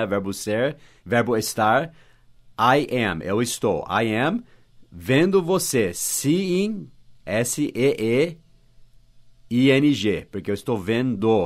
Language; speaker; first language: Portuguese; non-native, fluent; English